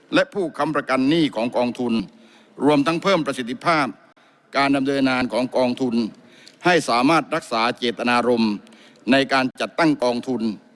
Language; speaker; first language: Thai; native; Thai